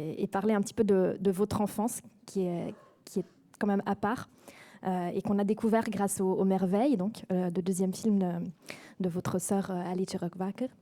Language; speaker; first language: French; native; French